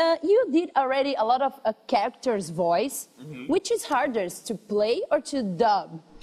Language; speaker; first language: English; non-native, learner; Portuguese